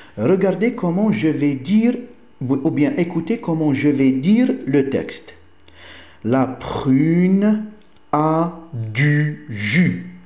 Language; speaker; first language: French; non-native, local second language; Arabic